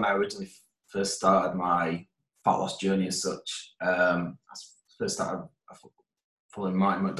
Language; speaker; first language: English; native; English